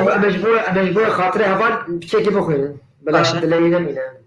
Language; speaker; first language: Kurdish; non-native, local second language; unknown